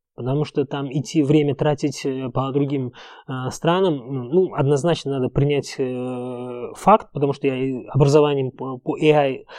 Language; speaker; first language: Russian; non-native, local second language; Uzbek